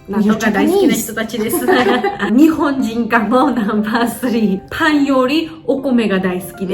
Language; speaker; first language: Japanese; non-native, fluent; Georgian